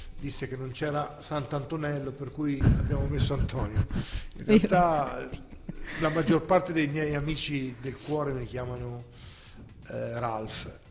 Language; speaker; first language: Italian; native; Italian